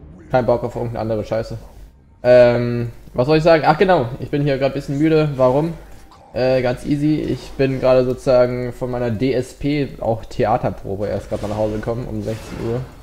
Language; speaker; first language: German; native; German